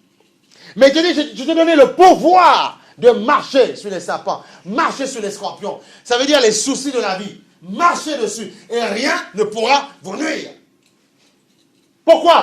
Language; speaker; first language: French; native; French